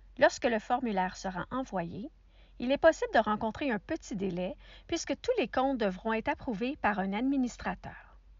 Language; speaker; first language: French; native; French